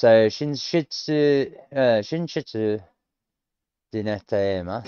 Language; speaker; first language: Japanese; non-native, learner; English